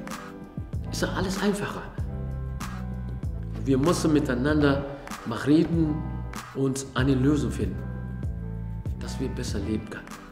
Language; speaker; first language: German; non-native, learner; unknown